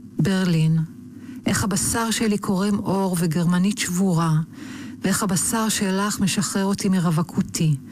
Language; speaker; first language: Hebrew; native; Hebrew